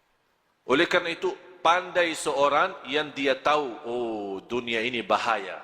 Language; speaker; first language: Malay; non-native, fluent; Arabic